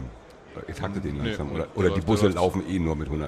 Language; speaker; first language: German; native; German